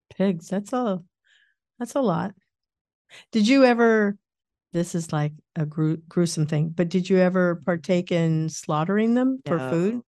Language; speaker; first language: English; native; English